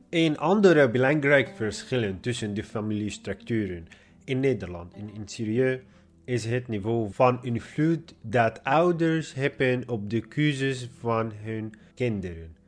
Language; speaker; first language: Dutch; non-native, learner; Arabic